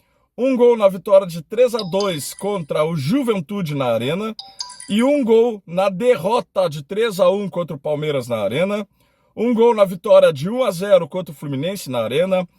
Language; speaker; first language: Portuguese; native; Portuguese